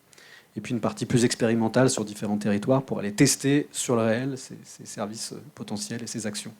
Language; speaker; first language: French; native; French